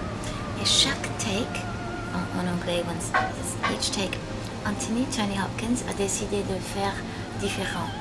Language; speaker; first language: French; non-native, fluent; English